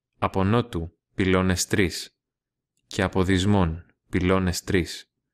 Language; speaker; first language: Greek; non-native, learner; Russian